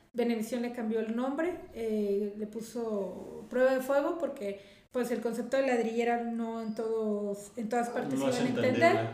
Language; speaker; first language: Spanish; native; Spanish